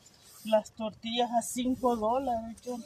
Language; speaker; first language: Spanish; native; Spanish